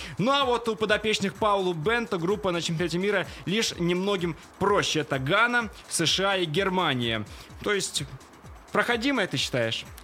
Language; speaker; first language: Russian; native; Russian